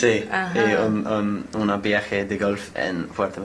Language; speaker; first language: Spanish; non-native, learner; English